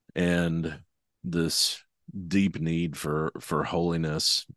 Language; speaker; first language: English; native; English